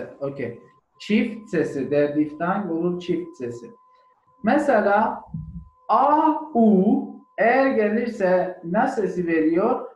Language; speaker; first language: Turkish; non-native, learner; German